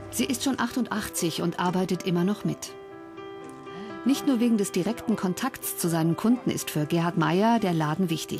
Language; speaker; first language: German; native; German